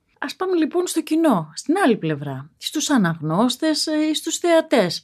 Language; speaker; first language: Greek; native; Greek